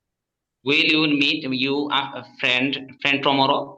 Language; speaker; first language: English; non-native, learner; Bangla